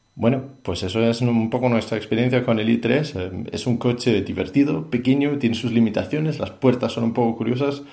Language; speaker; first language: Spanish; non-native, fluent; Danish